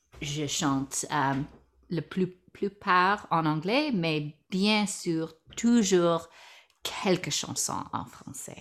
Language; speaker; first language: French; non-native, learner; English